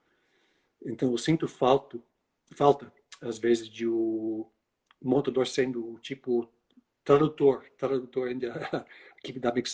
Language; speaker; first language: Portuguese; non-native, fluent; English